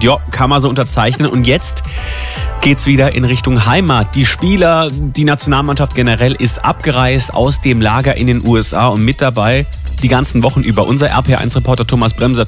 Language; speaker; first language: German; native; German